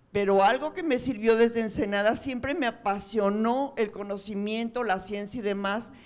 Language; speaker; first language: Spanish; native; Spanish